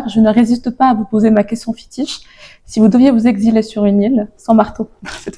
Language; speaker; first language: French; native; French